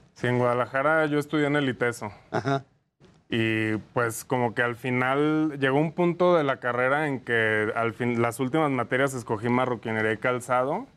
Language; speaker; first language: Spanish; native; Spanish